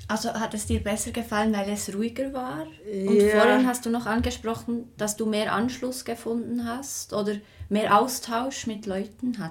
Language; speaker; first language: German; native; German